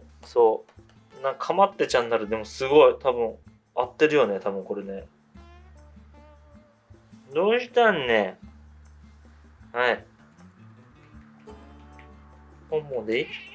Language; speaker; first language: Japanese; native; Japanese